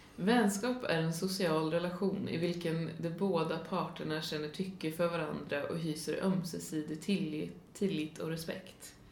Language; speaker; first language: Swedish; native; Swedish